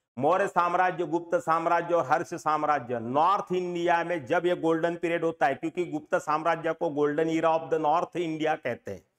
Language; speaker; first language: Hindi; non-native, local second language; Marathi